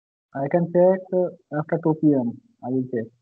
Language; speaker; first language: English; non-native, learner; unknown